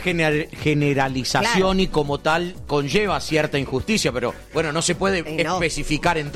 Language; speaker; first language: Spanish; native; Spanish